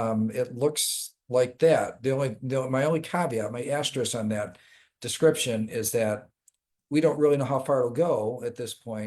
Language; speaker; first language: English; native; English